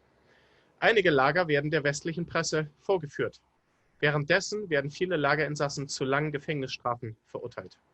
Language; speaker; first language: German; native; German